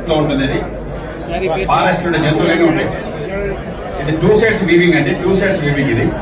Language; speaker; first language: Telugu; native; Telugu